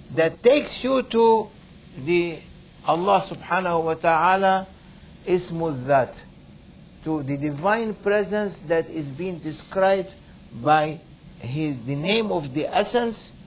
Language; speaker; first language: English; non-native, fluent; Arabic